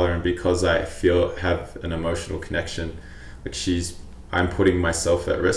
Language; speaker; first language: English; native; English